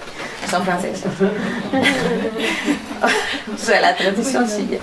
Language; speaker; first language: Spanish; non-native, fluent; Russian